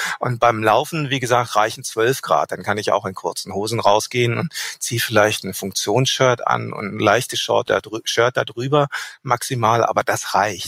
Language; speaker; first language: German; native; German